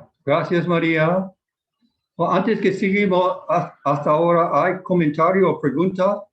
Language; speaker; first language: Spanish; non-native, fluent; Japanese